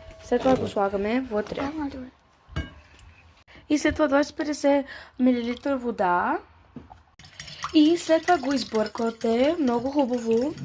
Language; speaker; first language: Bulgarian; early bilingual, heritage; Bulgarian